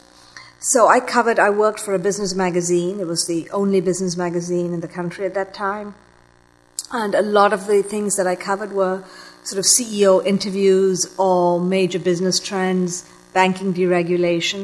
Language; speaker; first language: English; non-native, local second language; Tamil